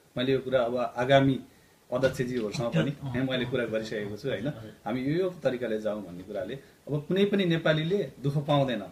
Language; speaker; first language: Nepali; native; Nepali